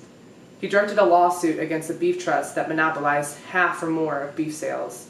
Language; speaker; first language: English; native; English